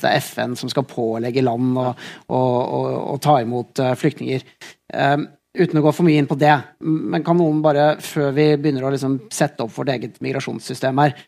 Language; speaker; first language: Norwegian; native; Norwegian